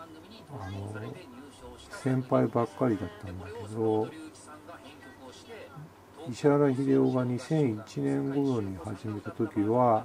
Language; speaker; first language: Japanese; native; Japanese